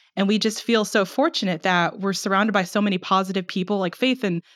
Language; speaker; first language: English; early bilingual, other home language; Filipino